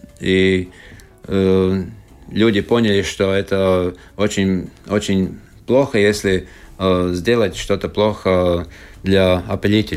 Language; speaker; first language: Russian; non-native, local second language; Latvian